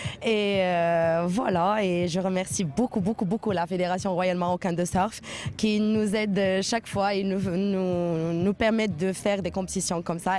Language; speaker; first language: French; non-native, local second language; Arabic